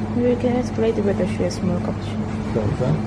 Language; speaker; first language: English; non-native, learner; Korean